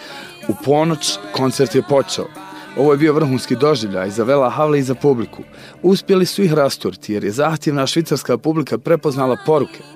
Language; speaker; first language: Croatian; native; Croatian